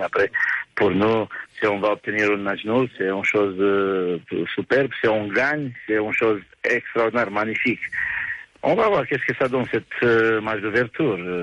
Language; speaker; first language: French; non-native, fluent; Romanian